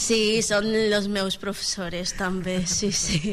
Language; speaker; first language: Catalan; non-native, learner; Spanish